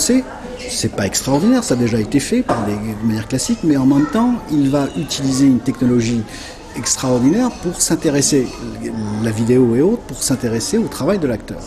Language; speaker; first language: French; native; French